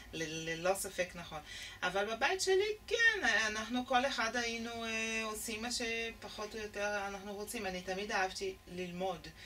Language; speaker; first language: Hebrew; non-native, fluent; Portuguese